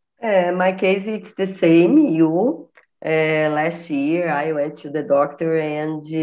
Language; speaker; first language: English; non-native, learner; Portuguese